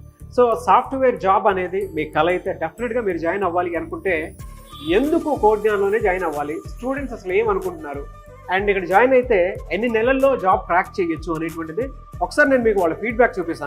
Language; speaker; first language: Telugu; native; Telugu